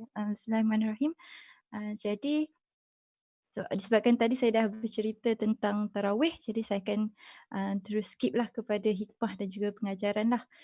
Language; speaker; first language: Malay; native; Malay